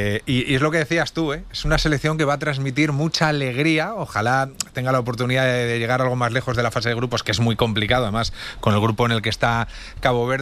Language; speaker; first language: Spanish; native; Spanish